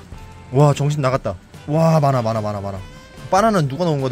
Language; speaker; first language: Korean; native; Korean